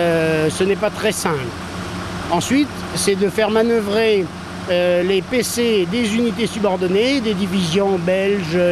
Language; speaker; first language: French; native; French